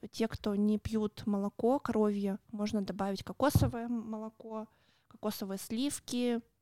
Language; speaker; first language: Russian; native; Russian